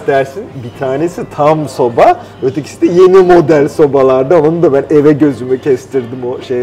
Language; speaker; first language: Turkish; native; Turkish